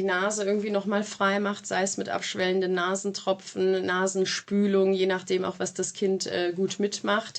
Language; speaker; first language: German; native; German